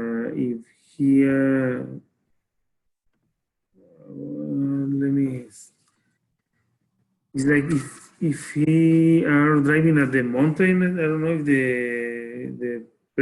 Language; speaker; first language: English; non-native, learner; Spanish